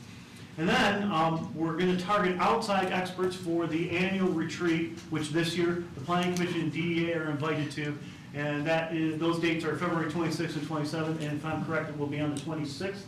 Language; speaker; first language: English; native; English